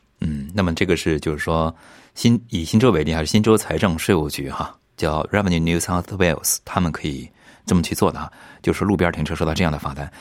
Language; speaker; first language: Chinese; native; Chinese